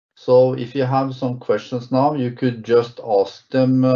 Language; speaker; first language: English; non-native, fluent; Norwegian